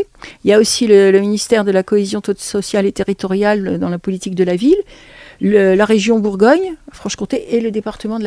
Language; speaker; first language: French; native; French